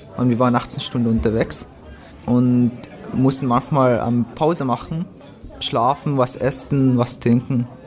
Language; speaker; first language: German; non-native, fluent; Persian